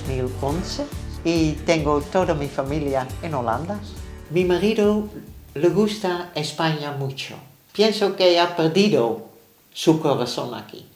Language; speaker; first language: Spanish; non-native, learner; Dutch